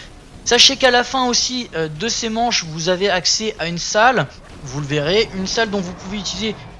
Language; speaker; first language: French; native; French